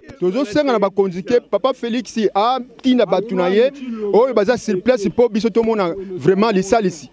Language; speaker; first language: Lingala; native; Lingala